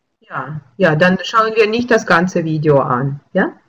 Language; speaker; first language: German; non-native, fluent; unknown